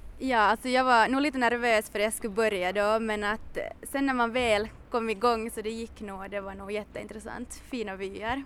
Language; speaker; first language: Swedish; native; Swedish